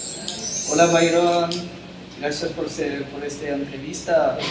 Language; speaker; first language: Spanish; non-native, fluent; French